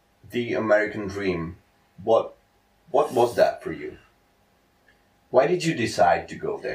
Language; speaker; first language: English; non-native, fluent; Czech